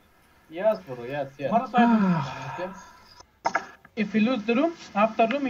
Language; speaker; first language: English; non-native, learner; Uzbek